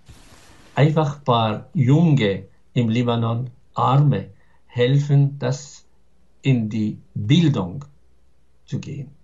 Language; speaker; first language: German; non-native, fluent; Arabic